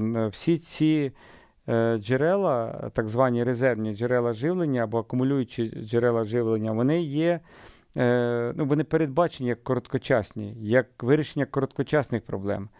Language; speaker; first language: Ukrainian; native; Ukrainian